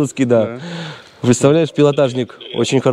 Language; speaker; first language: Russian; native; Russian